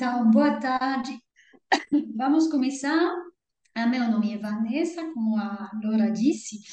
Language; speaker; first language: Portuguese; non-native, fluent; French